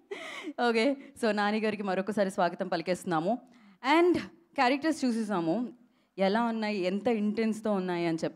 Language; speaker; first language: Telugu; native; Telugu